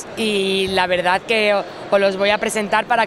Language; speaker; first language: Spanish; native; Spanish